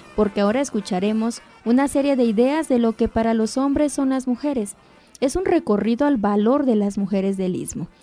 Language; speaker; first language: Spanish; non-native, local second language; Zapotec